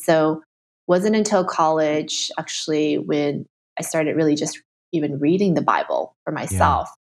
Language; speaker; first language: English; early bilingual, other home language; Chinese